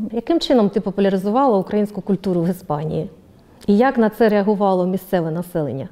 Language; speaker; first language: Ukrainian; native; Ukrainian